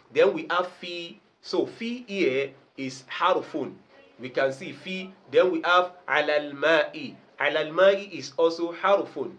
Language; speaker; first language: English; non-native, local second language; Yoruba